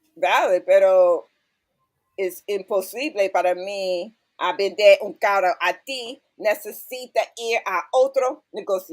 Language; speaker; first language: Spanish; non-native, learner; English